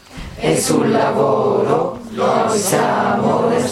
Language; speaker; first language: Italian; non-native, learner; French